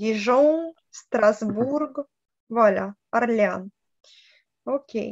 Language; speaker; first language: French; non-native, fluent; Russian